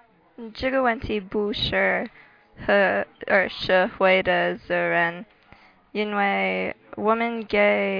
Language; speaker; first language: Chinese; non-native, learner; English